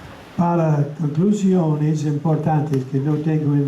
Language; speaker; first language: Spanish; non-native, fluent; English